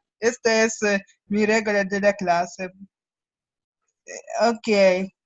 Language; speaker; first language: Spanish; non-native, learner; Russian